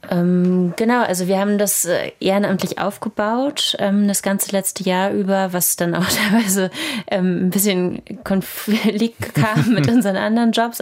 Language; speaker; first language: German; native; German